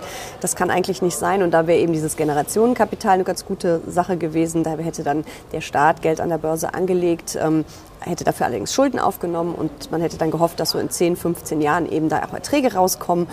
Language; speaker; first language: German; native; German